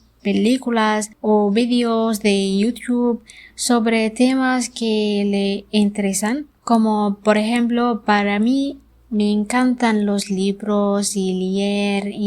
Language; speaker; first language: Spanish; non-native, learner; Arabic